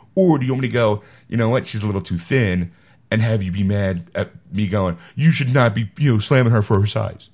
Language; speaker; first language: English; native; English